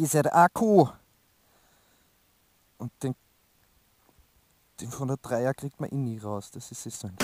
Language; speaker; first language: German; native; German